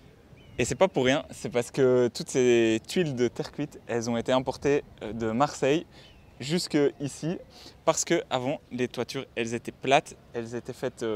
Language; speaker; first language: French; native; French